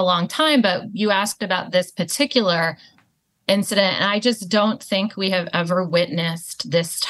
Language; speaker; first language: English; native; English